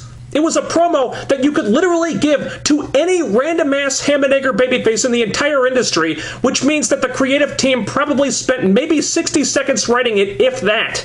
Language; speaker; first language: English; native; English